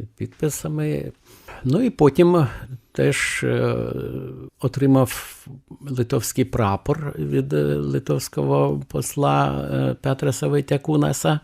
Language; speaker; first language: Ukrainian; non-native, fluent; Lithuanian